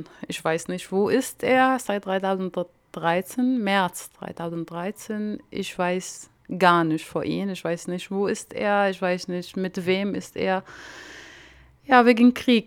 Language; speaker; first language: German; non-native, learner; Arabic